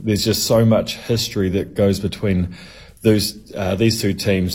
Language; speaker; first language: English; native; English